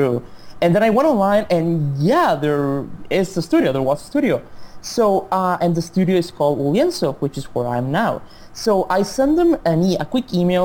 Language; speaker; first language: English; non-native, fluent; Spanish